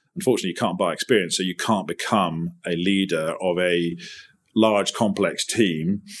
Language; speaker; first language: English; native; English